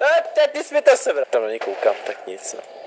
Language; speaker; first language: Czech; native; Czech